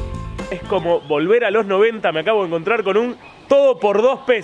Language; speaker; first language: Spanish; native; Spanish